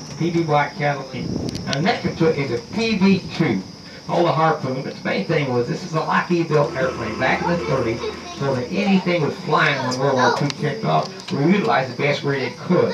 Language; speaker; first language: English; native; English